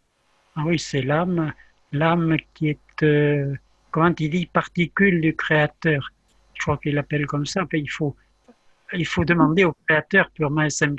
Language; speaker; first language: French; native; French